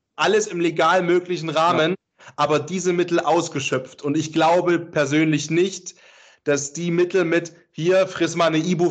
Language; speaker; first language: German; native; German